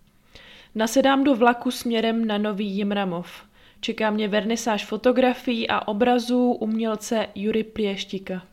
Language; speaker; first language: Czech; native; Czech